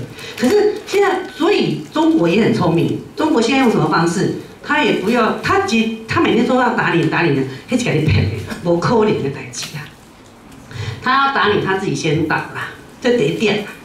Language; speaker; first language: Chinese; non-native, local second language; Min Nan Chinese